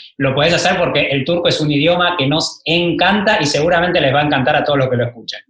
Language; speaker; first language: Spanish; native; Spanish